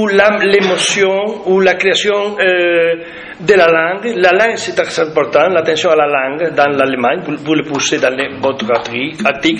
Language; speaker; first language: French; non-native, fluent; Spanish